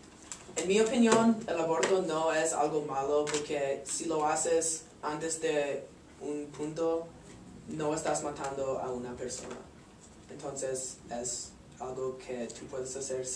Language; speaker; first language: Spanish; non-native, learner; English